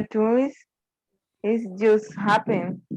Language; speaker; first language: English; non-native, learner; Spanish